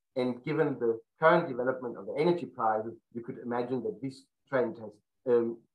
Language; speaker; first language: English; non-native, fluent; German